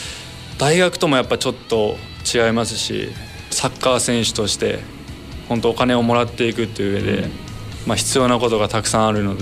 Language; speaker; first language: Japanese; native; Japanese